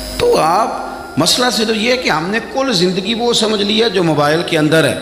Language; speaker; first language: Urdu; non-native, local second language; Punjabi